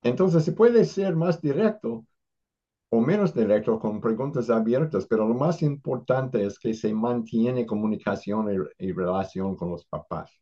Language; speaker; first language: Spanish; non-native, fluent; English